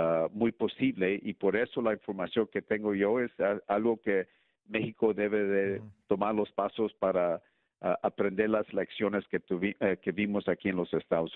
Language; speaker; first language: Spanish; early bilingual, heritage; Spanish